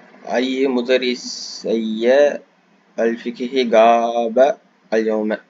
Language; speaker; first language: Arabic; non-native, learner; Tamil